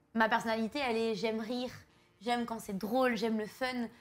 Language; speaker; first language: French; native; French